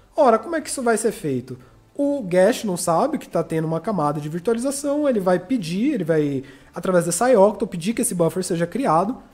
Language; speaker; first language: Portuguese; native; Portuguese